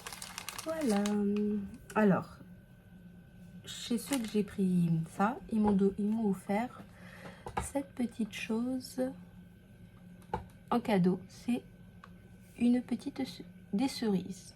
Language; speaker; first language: French; native; French